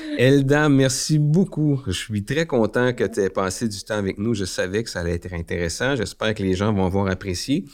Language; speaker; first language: French; native; French